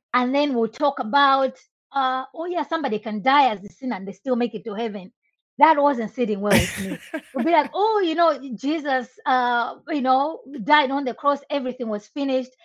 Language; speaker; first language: English; non-native, local second language; Nyanja